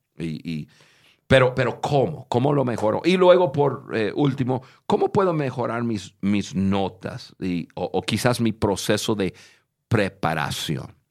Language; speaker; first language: Spanish; non-native, fluent; English